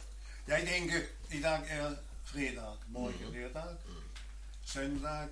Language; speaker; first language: Norwegian; non-native, learner; German